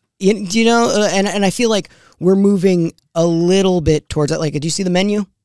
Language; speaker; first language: English; native; English